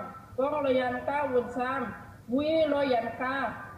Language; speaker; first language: Chinese; non-native, learner; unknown